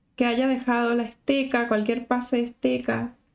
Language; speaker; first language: Spanish; native; Spanish